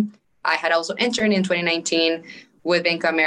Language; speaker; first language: English; non-native, fluent; Spanish